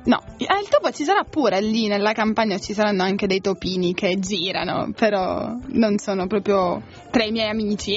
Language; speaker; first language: Italian; native; Italian